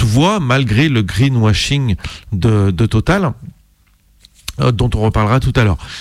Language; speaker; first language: French; native; French